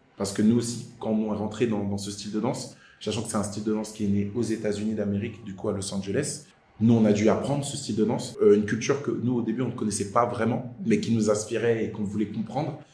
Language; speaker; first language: French; native; French